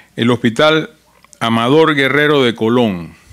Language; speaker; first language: Spanish; native; Spanish